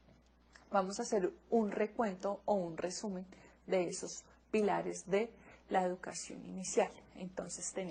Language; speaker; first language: Spanish; native; Spanish